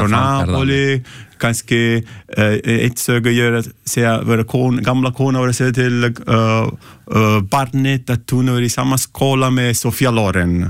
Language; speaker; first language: Icelandic; non-native, learner; Italian